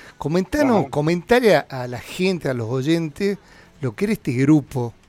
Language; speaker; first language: Spanish; native; Spanish